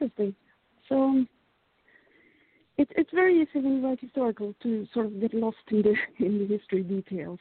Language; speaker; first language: English; non-native, fluent; Norwegian